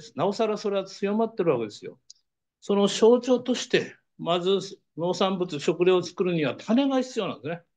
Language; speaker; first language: Japanese; native; Japanese